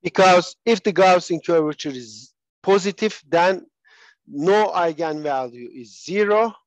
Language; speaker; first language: English; non-native, fluent; Turkish